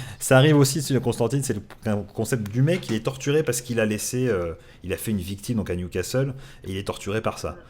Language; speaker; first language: French; native; French